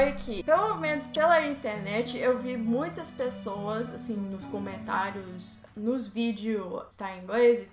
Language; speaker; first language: Portuguese; early bilingual, heritage; Portuguese